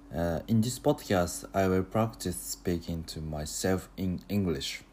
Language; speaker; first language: English; non-native, learner; Japanese